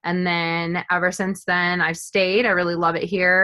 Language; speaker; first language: English; native; English